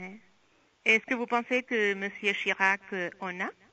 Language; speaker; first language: French; non-native, fluent; Spanish